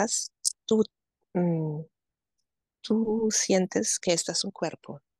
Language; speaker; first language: Spanish; non-native, fluent; German